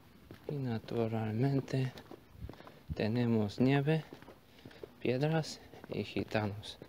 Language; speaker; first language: Spanish; non-native, learner; Bulgarian